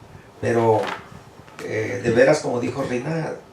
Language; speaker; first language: Spanish; native; Spanish